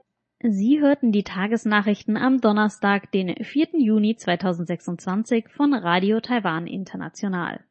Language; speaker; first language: German; native; German